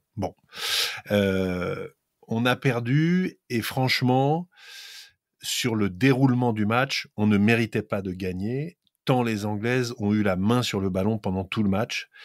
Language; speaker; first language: French; native; French